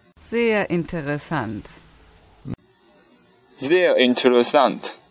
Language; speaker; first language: German; non-native, learner; Chinese